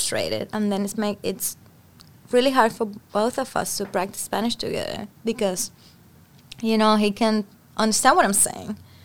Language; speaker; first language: English; non-native, fluent; Spanish